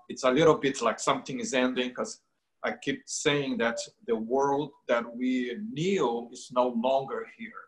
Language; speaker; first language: English; non-native, fluent; Portuguese